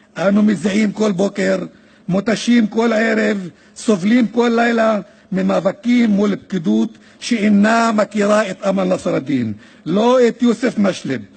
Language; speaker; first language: Hebrew; non-native, local second language; Arabic